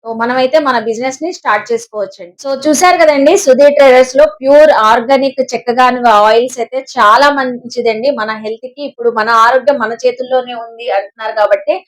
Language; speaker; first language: Telugu; native; Telugu